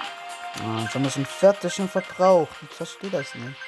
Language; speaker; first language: German; native; German